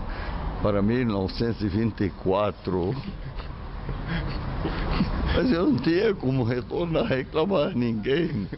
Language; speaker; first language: Portuguese; non-native, fluent; Arabic